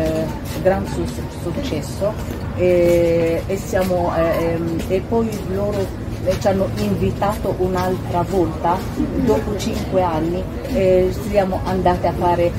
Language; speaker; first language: Italian; non-native, fluent; Arabic